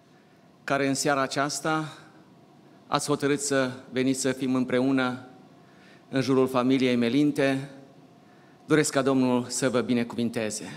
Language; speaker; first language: Romanian; native; Romanian